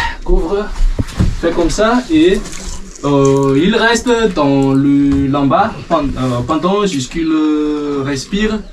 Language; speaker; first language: French; non-native, learner; Malagasy